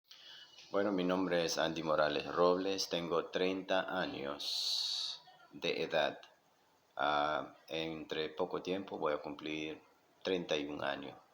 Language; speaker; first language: Spanish; non-native, local second language; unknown